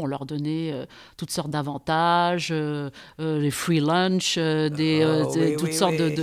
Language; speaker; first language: French; native; French